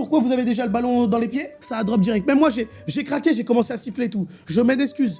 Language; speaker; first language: French; native; French